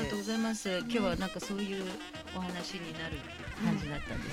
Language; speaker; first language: Japanese; native; Japanese